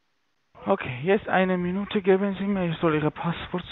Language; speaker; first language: German; non-native, fluent; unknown